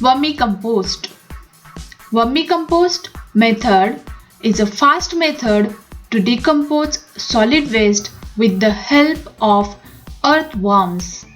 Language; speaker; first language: English; non-native, local second language; Marathi